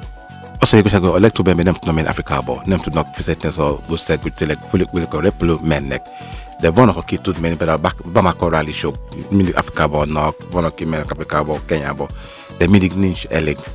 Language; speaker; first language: Hungarian; non-native, learner; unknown